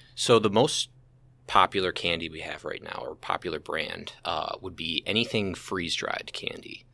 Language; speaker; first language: English; native; English